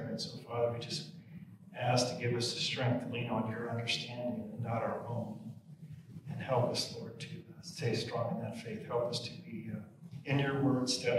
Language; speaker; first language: English; native; English